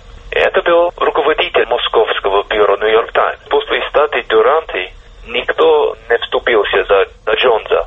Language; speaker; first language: Russian; non-native, fluent; English